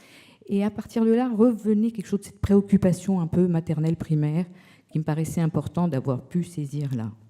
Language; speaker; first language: French; native; French